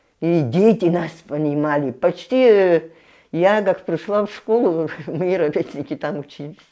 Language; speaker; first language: Russian; non-native, local second language; Abkhazian